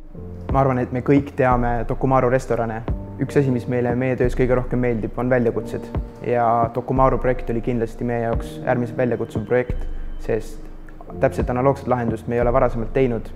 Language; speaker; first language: Estonian; native; Estonian